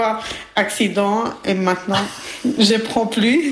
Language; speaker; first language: French; non-native, learner; Albanian